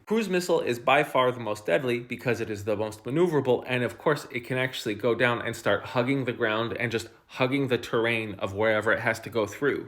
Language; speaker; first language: English; native; English